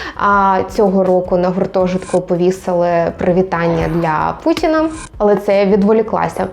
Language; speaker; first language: Ukrainian; non-native, local second language; Russian